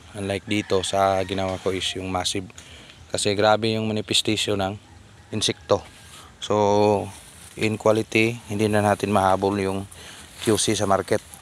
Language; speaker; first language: Filipino; non-native, local second language; Cebuano